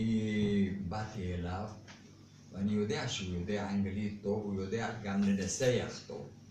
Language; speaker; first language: Hebrew; non-native, fluent; Arabic